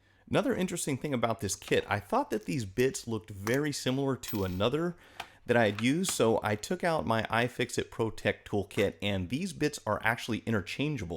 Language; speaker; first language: English; native; English